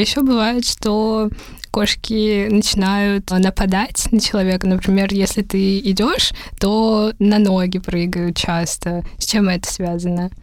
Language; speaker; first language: Russian; native; Russian